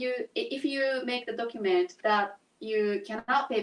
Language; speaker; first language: English; non-native, learner; Japanese